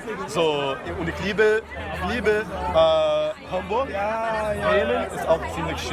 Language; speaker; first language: German; non-native, fluent; Portuguese